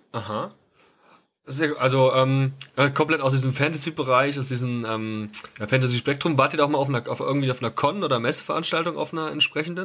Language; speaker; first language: German; native; German